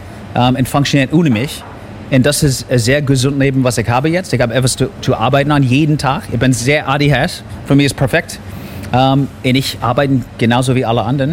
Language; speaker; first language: German; non-native, fluent; English